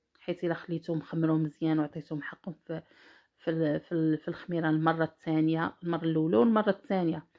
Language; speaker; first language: Arabic; native; Arabic